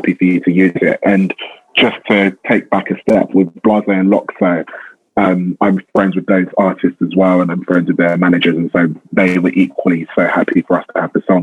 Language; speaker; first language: English; native; English